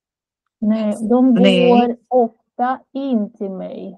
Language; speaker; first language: Swedish; non-native, fluent; Russian